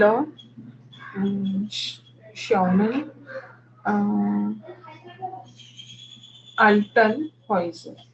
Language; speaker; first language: German; non-native, learner; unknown